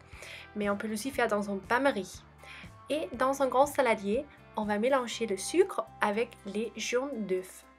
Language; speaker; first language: French; non-native, fluent; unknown